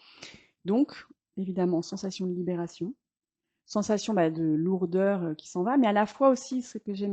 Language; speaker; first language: French; native; French